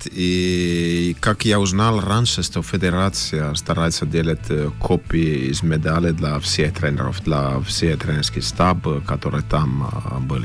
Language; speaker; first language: Russian; non-native, fluent; Finnish